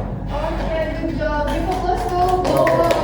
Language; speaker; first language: English; non-native, learner; Indonesian